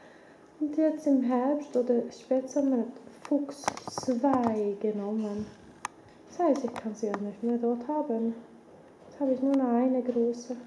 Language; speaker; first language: German; non-native, fluent; Swedish